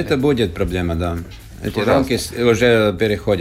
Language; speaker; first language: Russian; non-native, local second language; Latvian